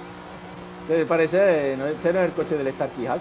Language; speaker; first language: Spanish; native; Spanish